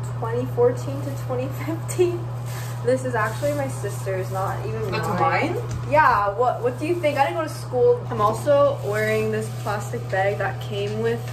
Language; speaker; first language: English; native; English